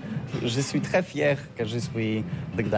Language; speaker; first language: French; non-native, learner; Polish